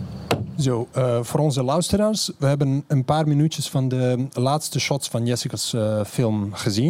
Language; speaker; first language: Dutch; non-native, fluent; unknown